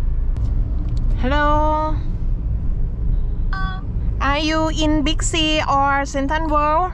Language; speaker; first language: English; non-native, learner; Thai